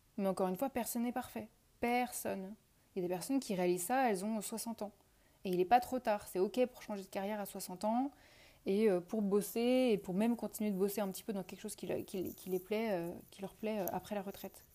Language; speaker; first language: French; native; French